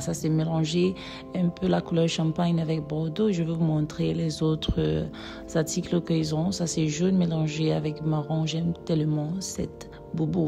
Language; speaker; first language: French; non-native, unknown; English